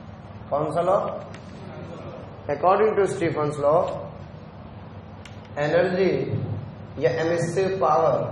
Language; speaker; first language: Hindi; native; Hindi